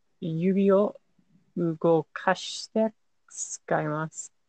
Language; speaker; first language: Japanese; non-native, learner; English